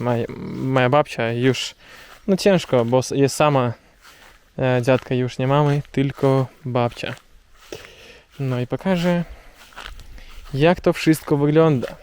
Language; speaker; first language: Polish; non-native, learner; Russian